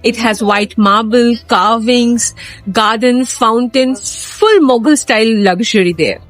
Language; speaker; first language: English; non-native, local second language; Bangla